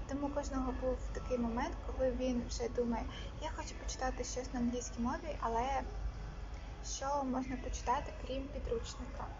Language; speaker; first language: Ukrainian; non-native, local second language; Russian